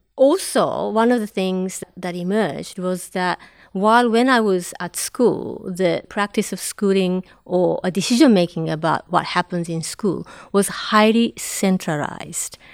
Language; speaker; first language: English; non-native, fluent; Japanese